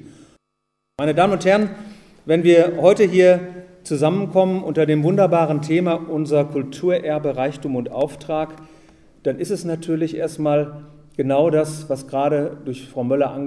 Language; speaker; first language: German; native; German